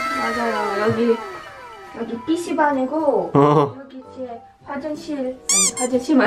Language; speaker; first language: Korean; non-native, fluent; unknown